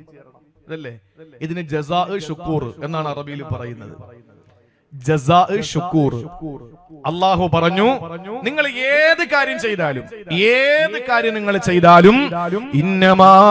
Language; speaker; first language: Malayalam; native; Malayalam